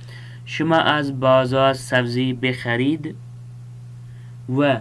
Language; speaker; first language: Persian; non-native, fluent; Urdu